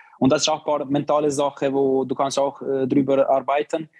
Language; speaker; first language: German; non-native, learner; Albanian